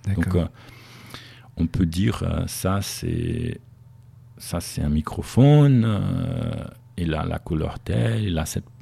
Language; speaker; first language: French; non-native, fluent; Portuguese